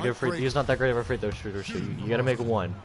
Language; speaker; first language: English; native; English